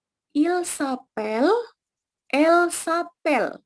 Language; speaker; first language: French; non-native, fluent; Indonesian